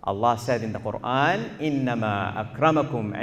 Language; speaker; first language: English; non-native, local second language; Filipino